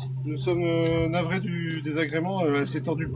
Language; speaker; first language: French; native; French